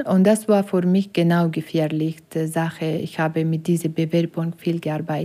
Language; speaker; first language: German; non-native, learner; Persian